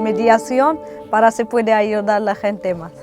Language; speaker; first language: Spanish; non-native, learner; Arabic